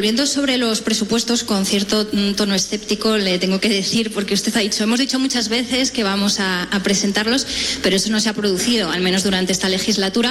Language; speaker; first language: Spanish; native; Spanish